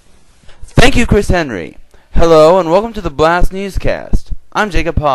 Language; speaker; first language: English; native; English